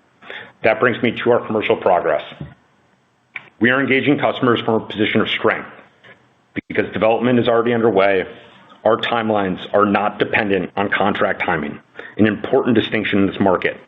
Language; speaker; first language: English; native; English